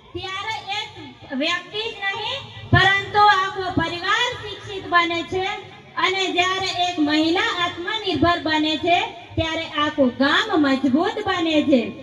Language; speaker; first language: Gujarati; non-native, local second language; Rathawi